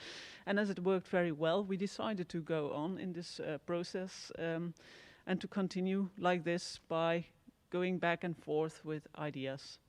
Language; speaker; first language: English; non-native, fluent; Dutch